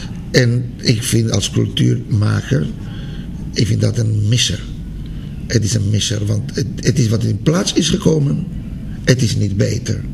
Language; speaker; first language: Dutch; non-native, fluent; Spanish